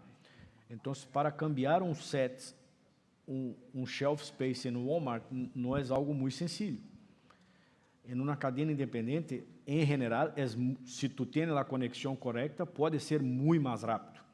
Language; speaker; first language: Spanish; non-native, fluent; Portuguese